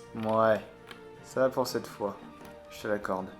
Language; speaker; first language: French; native; French